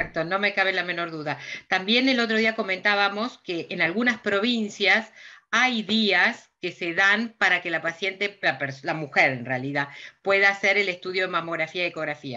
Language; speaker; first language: Spanish; native; Spanish